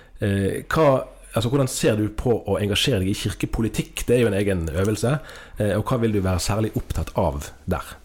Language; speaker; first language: Norwegian; native; Norwegian